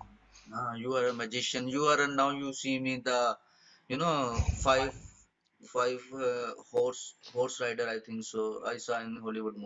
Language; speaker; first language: English; non-native, learner; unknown